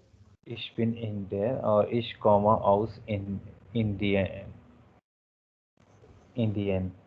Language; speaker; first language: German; non-native, learner; Hindi